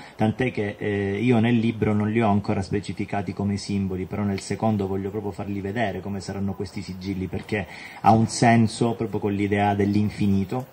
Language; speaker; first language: Italian; native; Italian